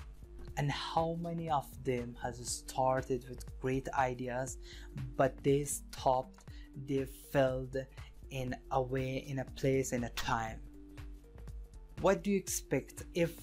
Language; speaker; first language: English; non-native, fluent; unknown